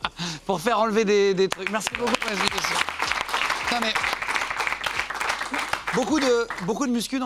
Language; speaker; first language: French; native; French